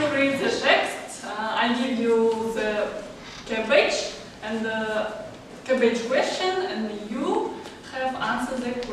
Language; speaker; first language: English; non-native, learner; Kazakh